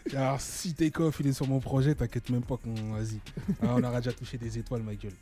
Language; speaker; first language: French; native; French